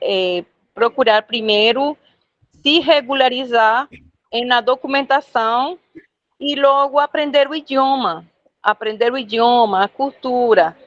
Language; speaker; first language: Portuguese; non-native, fluent; Spanish